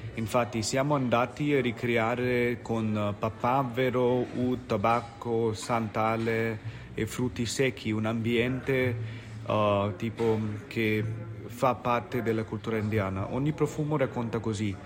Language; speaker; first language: Italian; non-native, fluent; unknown